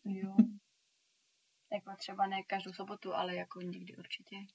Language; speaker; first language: Czech; early bilingual, heritage; Czech